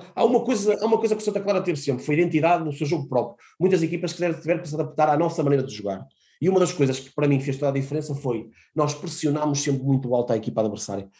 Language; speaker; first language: Portuguese; native; Portuguese